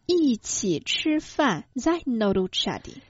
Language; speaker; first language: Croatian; non-native, fluent; Chinese